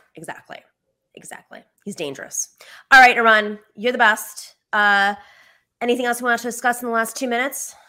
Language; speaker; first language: English; early bilingual, other home language; Greek